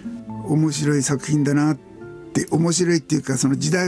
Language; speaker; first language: Japanese; native; Japanese